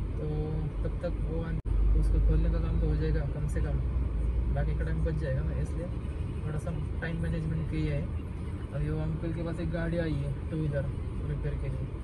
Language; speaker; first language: Hindi; non-native, local second language; Marathi